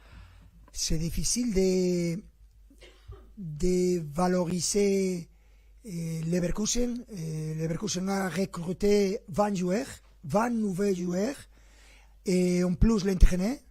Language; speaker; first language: French; non-native, fluent; Spanish